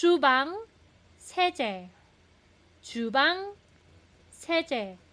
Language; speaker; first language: Korean; non-native, fluent; Filipino